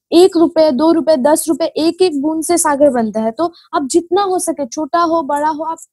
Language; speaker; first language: Hindi; non-native, local second language; Assamese